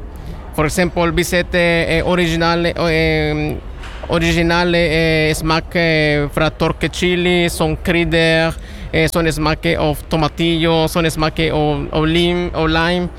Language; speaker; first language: Norwegian; non-native, learner; Spanish